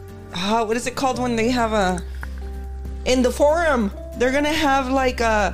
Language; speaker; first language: English; native; English